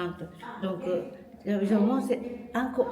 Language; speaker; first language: French; non-native, learner; Japanese